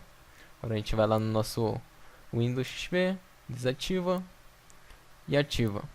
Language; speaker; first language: Portuguese; native; Portuguese